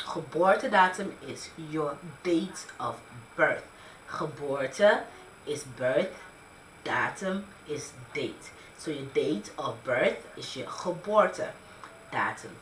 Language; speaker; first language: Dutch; early bilingual, other home language; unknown